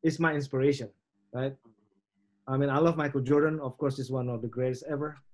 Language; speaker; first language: English; non-native, learner; Indonesian